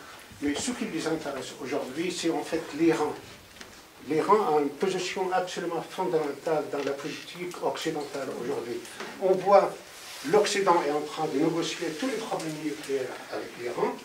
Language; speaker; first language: French; non-native, fluent; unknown